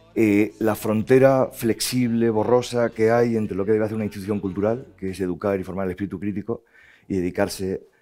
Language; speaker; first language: Spanish; native; Spanish